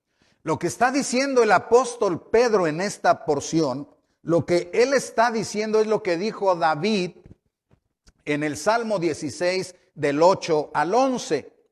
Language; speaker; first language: Spanish; native; Spanish